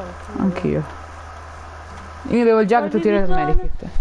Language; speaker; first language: Italian; native; Italian